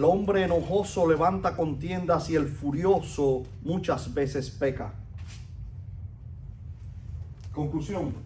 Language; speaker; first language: Spanish; native; Spanish